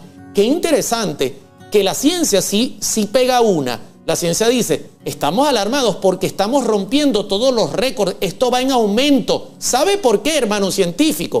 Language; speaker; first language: Spanish; native; Spanish